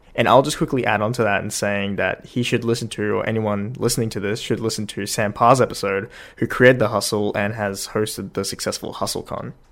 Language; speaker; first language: English; native; English